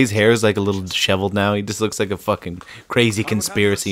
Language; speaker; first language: English; native; English